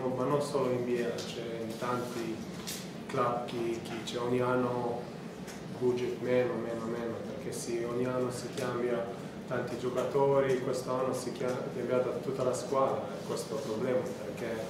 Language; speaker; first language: Italian; non-native, learner; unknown